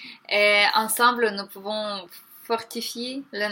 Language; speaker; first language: French; non-native, learner; Ukrainian